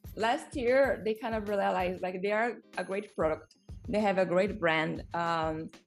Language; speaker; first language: English; non-native, fluent; Portuguese